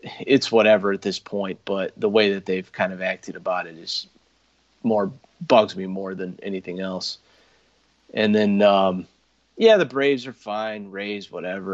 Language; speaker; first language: English; native; English